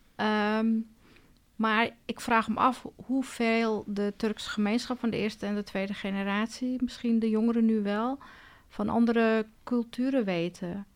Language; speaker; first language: Dutch; early bilingual, other home language; Turkish